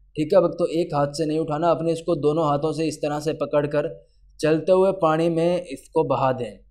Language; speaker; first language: Hindi; native; Hindi